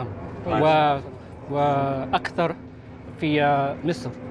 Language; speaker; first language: Arabic; non-native, learner; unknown